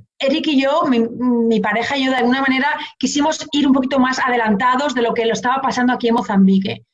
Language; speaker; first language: Spanish; early bilingual, heritage; Portuguese